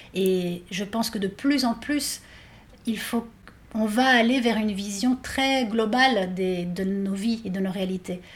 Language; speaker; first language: French; non-native, fluent; Spanish